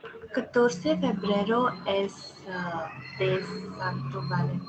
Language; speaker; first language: Spanish; non-native, learner; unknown